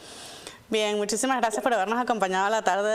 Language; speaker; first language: Spanish; native; Spanish